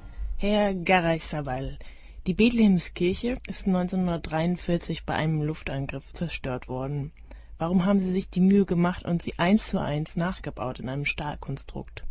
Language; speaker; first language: German; native; German